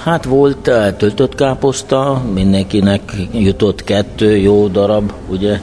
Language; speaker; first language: Hungarian; early bilingual, heritage; Hungarian